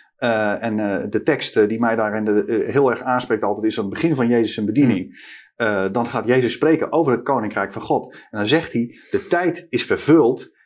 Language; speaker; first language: Dutch; native; Dutch